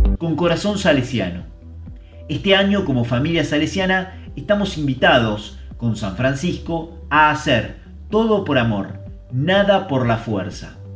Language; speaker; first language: Spanish; native; Spanish